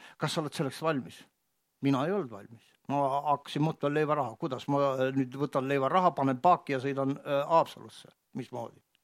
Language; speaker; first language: Estonian; native; Estonian